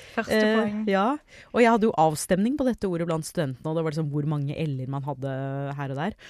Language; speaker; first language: Norwegian; early bilingual, other home language; English